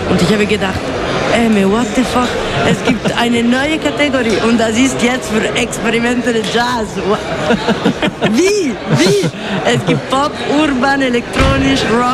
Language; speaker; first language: German; non-native, local second language; Italian